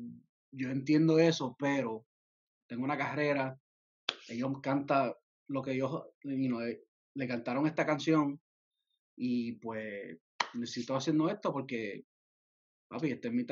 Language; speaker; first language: Spanish; early bilingual, heritage; Spanish